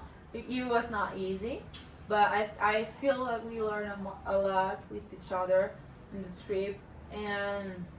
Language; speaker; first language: English; non-native, learner; Portuguese